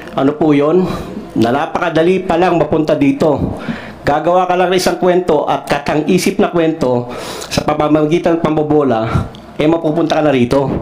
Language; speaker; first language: Filipino; non-native, local second language; Cebuano